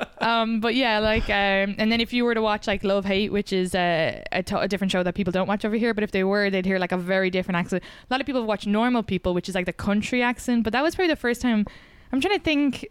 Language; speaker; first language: English; native; English